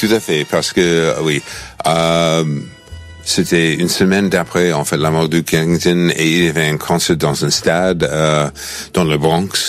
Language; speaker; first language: French; non-native, fluent; English